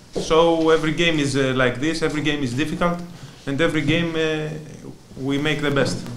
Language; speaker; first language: English; non-native, learner; Greek